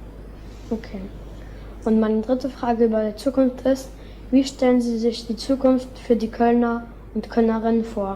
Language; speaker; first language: German; early bilingual, other home language; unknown